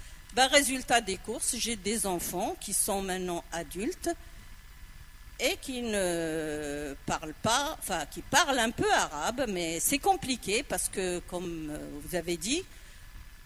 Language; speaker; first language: French; non-native, local second language; Arabic